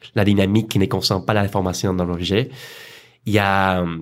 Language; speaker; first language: French; non-native, fluent; Spanish